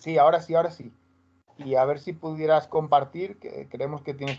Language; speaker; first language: Spanish; native; Spanish